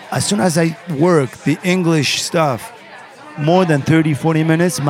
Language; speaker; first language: English; non-native, fluent; Arabic